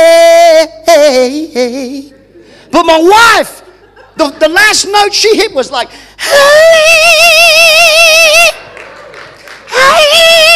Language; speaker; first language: English; native; English